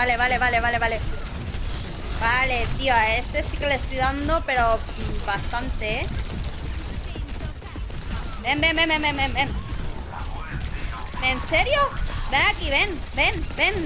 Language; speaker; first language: Spanish; native; Spanish